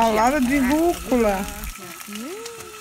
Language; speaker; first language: Spanish; non-native, learner; Portuguese